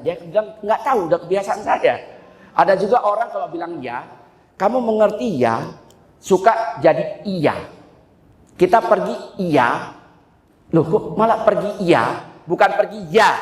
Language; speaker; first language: Indonesian; native; Indonesian